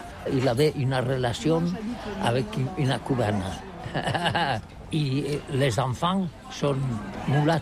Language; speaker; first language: French; non-native, learner; Catalan